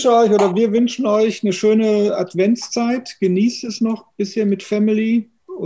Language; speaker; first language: German; native; German